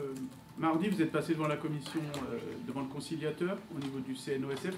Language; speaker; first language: French; native; French